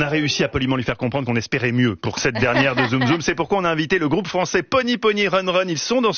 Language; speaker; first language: French; native; French